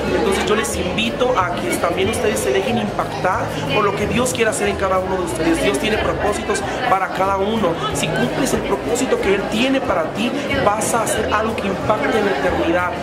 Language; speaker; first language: Spanish; native; Spanish